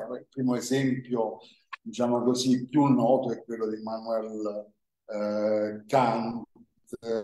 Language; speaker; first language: Italian; native; Italian